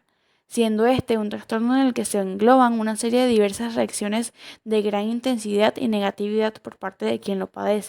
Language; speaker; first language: Spanish; native; Spanish